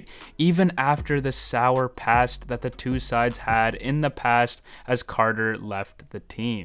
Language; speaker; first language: English; native; English